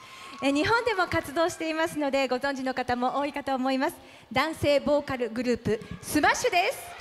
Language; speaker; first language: Japanese; native; Japanese